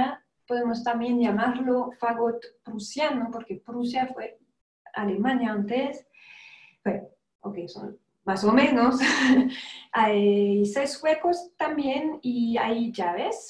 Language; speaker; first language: Spanish; non-native, fluent; French